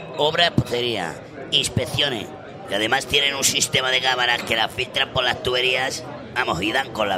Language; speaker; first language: Spanish; native; Spanish